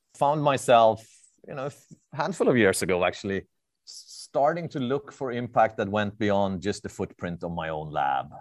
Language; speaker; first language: English; non-native, fluent; Swedish